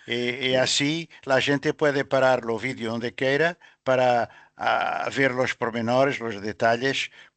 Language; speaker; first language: Spanish; non-native, learner; Portuguese